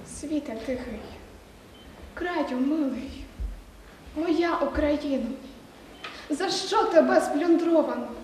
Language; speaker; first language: Ukrainian; native; Ukrainian